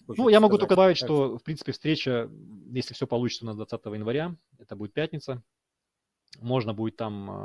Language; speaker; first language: Russian; native; Russian